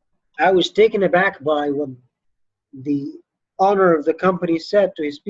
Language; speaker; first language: English; non-native, fluent; Arabic